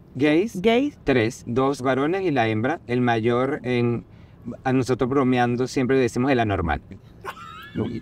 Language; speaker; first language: Spanish; native; Spanish